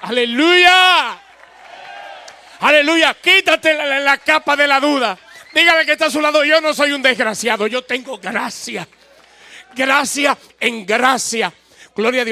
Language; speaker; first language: Spanish; native; Spanish